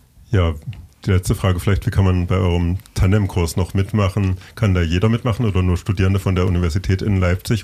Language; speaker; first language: German; native; German